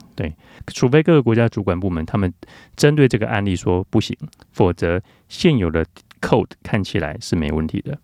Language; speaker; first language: Chinese; native; Chinese